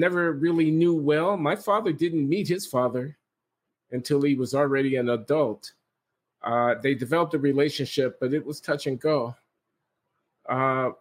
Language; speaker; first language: English; native; English